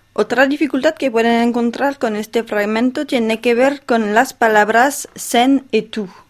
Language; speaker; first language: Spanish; non-native, fluent; French